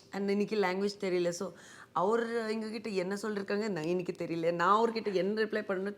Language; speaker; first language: Tamil; non-native, learner; Hindi